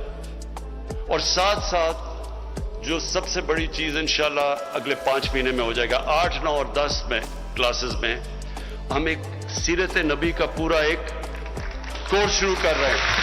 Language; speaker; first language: Urdu; native; Urdu